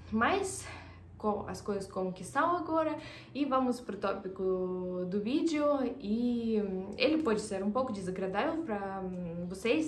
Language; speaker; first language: Portuguese; non-native, fluent; Russian